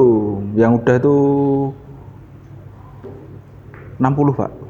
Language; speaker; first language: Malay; non-native, local second language; Javanese